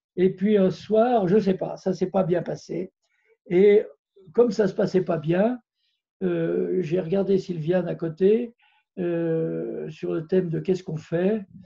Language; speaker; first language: French; native; French